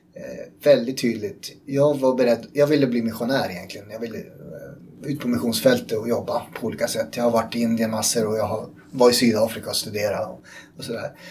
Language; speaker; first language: Swedish; native; Swedish